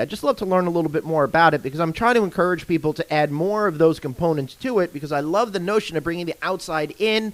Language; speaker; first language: English; native; English